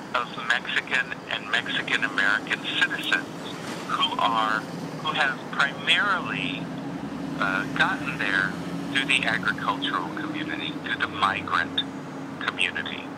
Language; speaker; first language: English; early bilingual, other home language; Spanish